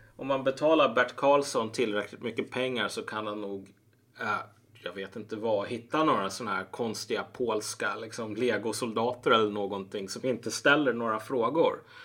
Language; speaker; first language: Swedish; native; Swedish